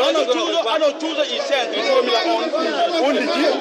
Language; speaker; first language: Italian; non-native, fluent; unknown